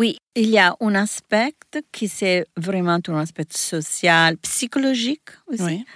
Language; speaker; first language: French; non-native, learner; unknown